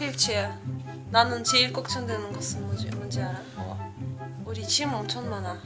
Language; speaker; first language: Korean; non-native, learner; Russian